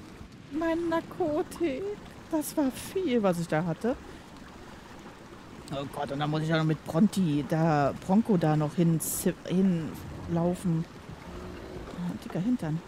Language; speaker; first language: German; native; German